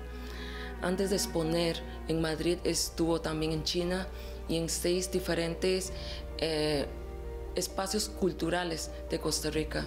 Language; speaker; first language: Spanish; early bilingual, other home language; Chinese